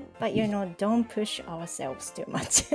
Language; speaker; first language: English; non-native, learner; Japanese